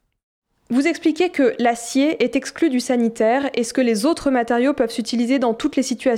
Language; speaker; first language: French; native; French